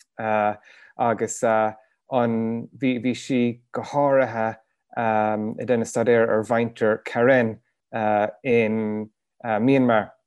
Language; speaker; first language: Irish; native; Irish